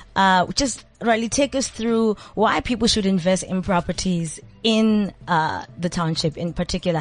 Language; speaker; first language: English; non-native, local second language; Zulu